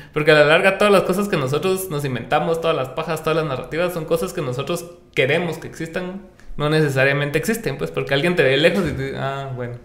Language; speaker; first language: Spanish; native; Spanish